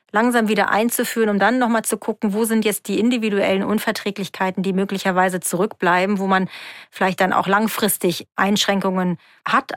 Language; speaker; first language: German; native; German